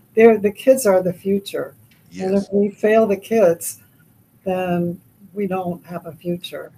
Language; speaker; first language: English; native; English